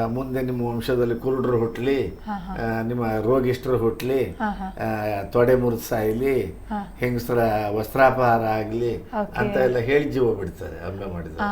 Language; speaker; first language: Kannada; native; Kannada